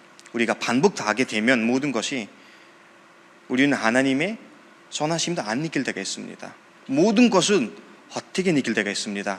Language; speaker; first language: Korean; non-native, fluent; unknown